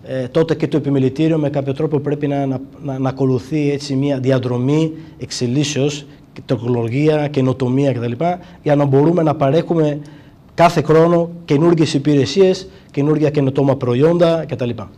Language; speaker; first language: Greek; non-native, fluent; Italian